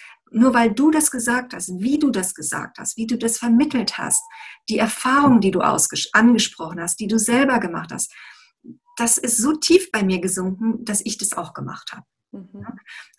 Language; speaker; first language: German; native; German